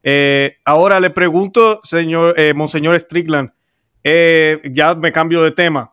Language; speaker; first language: Spanish; native; Spanish